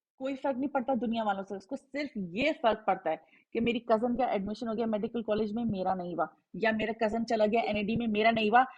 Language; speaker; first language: Hindi; native; Hindi